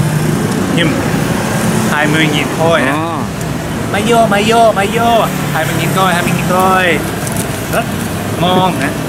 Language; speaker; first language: Vietnamese; non-native, learner; Japanese